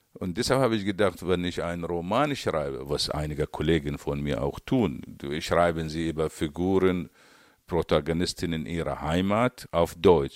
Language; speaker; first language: German; non-native, fluent; Arabic